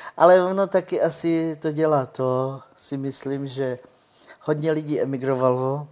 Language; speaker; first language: Czech; non-native, local second language; Romany